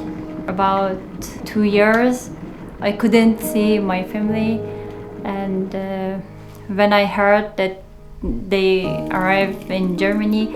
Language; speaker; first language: English; non-native, learner; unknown